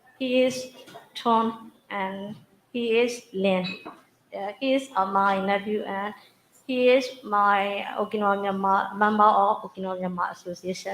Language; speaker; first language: English; non-native, learner; Burmese